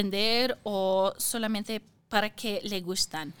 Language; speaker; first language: Spanish; non-native, fluent; English